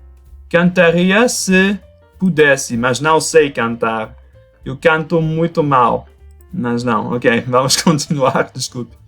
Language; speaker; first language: Portuguese; non-native, fluent; French